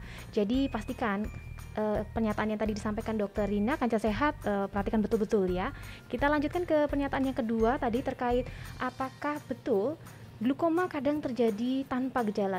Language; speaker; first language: Indonesian; native; Indonesian